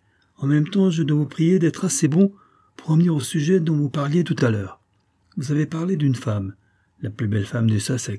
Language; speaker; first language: French; native; French